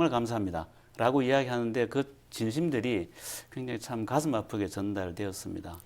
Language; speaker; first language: Korean; native; Korean